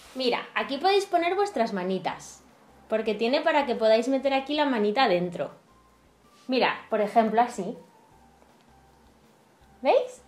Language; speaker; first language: Spanish; native; Spanish